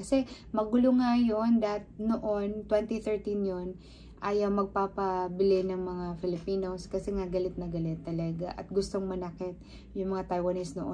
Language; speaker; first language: Filipino; non-native, local second language; Cebuano